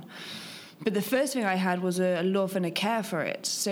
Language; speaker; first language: English; native; English